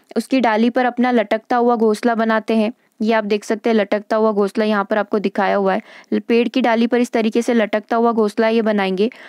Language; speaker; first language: Hindi; native; Hindi